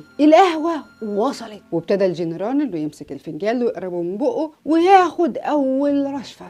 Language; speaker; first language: Arabic; native; Arabic